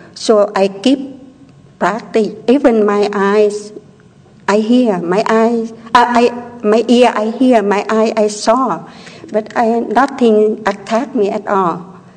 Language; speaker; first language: English; non-native, learner; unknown